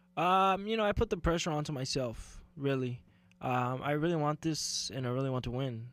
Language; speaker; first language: English; native; English